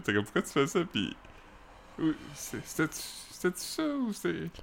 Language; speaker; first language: French; native; French